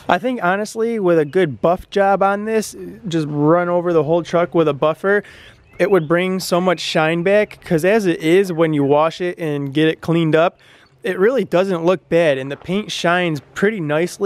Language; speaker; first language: English; native; English